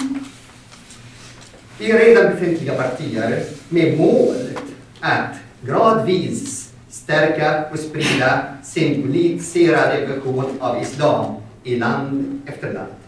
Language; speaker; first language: Swedish; non-native, fluent; Arabic